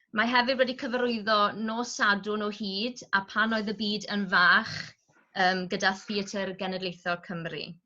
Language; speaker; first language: Welsh; native; Welsh